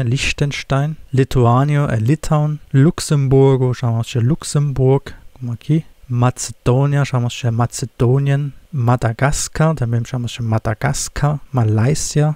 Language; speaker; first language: Portuguese; non-native, fluent; German